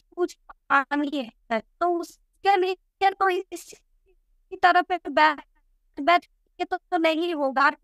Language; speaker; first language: Hindi; non-native, local second language; Bangla